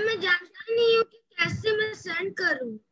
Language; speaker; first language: Hindi; native; Hindi